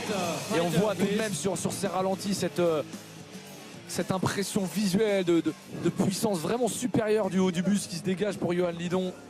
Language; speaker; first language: French; native; French